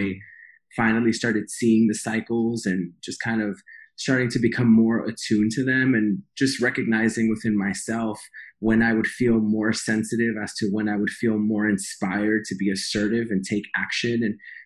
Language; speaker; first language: English; native; English